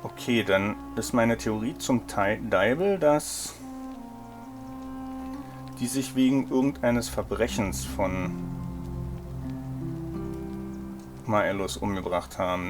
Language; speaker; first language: German; native; German